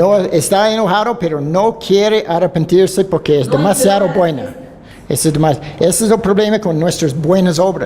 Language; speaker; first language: Spanish; non-native, fluent; Dutch